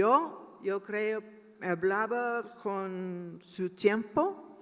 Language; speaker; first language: Spanish; non-native, learner; English